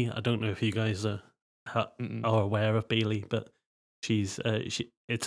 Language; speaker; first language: English; native; English